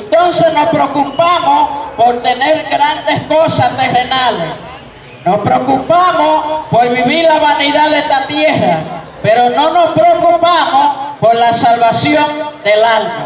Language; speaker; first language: Spanish; native; Spanish